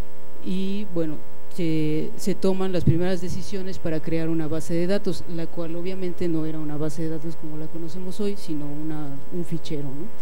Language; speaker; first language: Spanish; native; Spanish